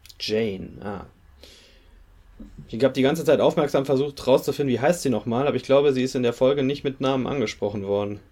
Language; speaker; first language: German; native; German